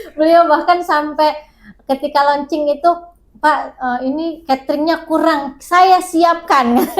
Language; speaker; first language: Indonesian; non-native, local second language; Sundanese